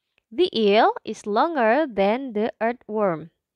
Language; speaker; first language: English; non-native, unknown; Indonesian